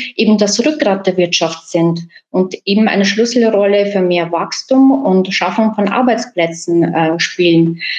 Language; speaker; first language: German; early bilingual, other home language; Russian